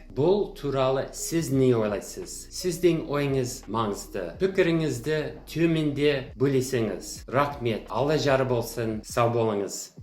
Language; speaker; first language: Kazakh; non-native, fluent; English